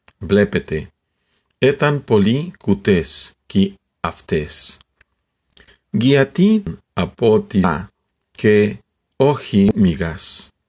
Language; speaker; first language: Greek; non-native, learner; Spanish